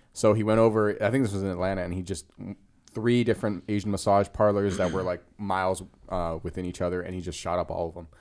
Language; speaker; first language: English; native; English